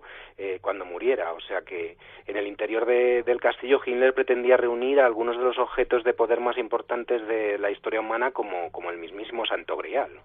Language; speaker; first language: Spanish; native; Spanish